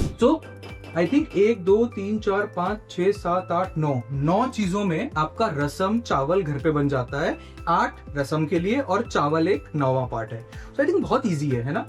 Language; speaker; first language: Hindi; native; Hindi